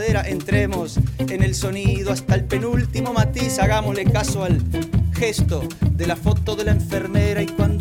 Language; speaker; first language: English; non-native, fluent; Spanish